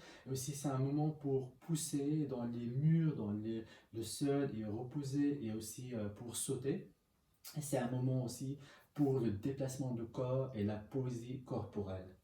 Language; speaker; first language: French; non-native, learner; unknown